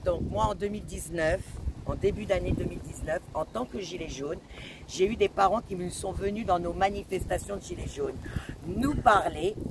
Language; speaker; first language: French; native; French